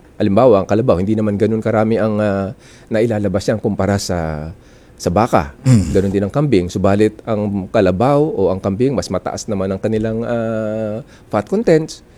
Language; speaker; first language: Filipino; non-native, local second language; Iloko